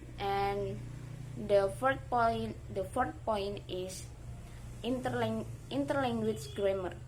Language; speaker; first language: English; non-native, learner; Indonesian